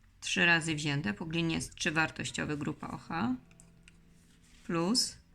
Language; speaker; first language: Polish; native; Polish